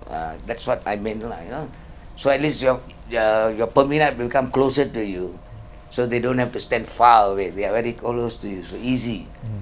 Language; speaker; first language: English; non-native, local second language; Tamil